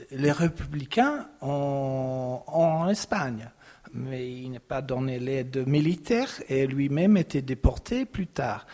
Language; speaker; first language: French; non-native, fluent; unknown